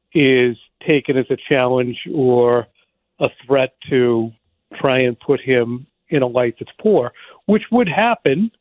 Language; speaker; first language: English; native; English